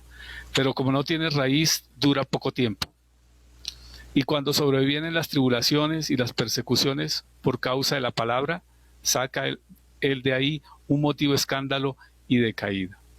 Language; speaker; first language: Spanish; native; Spanish